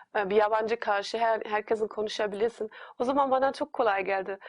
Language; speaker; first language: Turkish; non-native, fluent; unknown